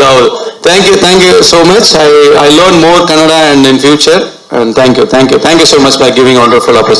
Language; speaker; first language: Kannada; non-native, learner; Tamil